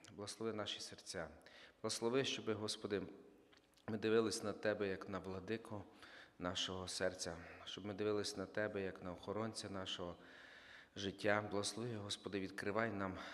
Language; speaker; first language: Ukrainian; native; Ukrainian